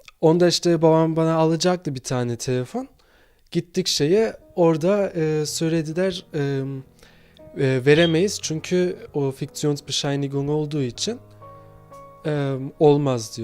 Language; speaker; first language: Turkish; early bilingual, other home language; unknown